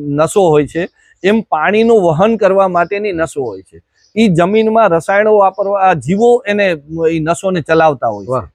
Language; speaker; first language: Gujarati; native; Gujarati